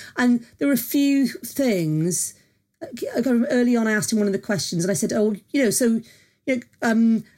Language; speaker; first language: English; native; English